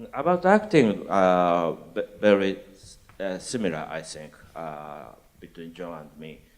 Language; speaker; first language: English; non-native, learner; Japanese